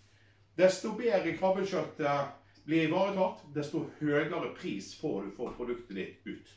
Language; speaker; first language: Norwegian; native; Norwegian